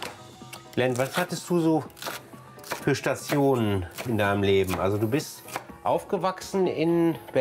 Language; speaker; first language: German; native; German